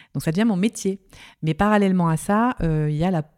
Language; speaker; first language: French; native; French